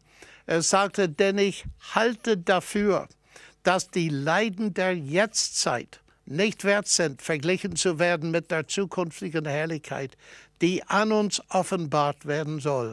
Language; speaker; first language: German; non-native, fluent; English